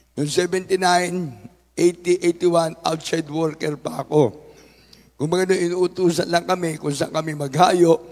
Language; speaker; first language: Filipino; native; Filipino